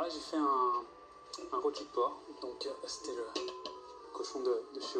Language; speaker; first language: French; native; French